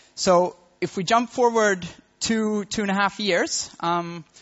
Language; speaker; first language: English; non-native, fluent; Swedish